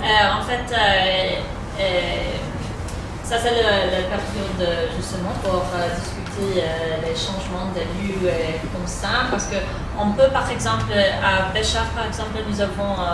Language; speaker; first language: French; non-native, fluent; English